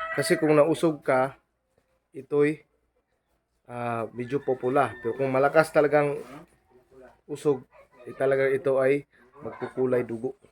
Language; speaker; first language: Filipino; non-native, local second language; Cebuano